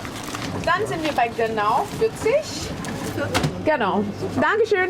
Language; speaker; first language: German; non-native, fluent; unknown